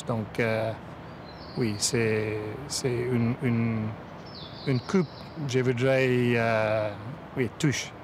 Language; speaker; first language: French; non-native, learner; English